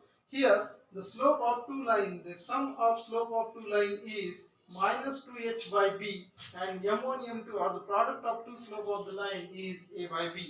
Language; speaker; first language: English; non-native, local second language; Marathi